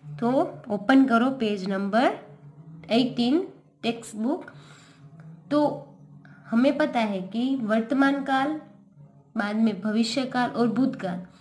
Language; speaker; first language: Hindi; non-native, local second language; Gujarati